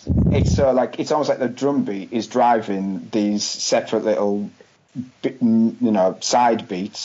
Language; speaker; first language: English; native; English